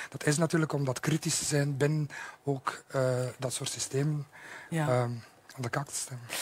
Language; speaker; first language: Dutch; native; Dutch